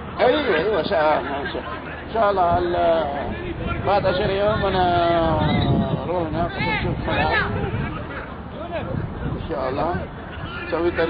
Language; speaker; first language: Arabic; non-native, learner; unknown